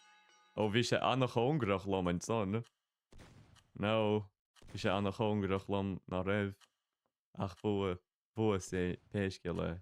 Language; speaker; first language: Irish; non-native, local second language; English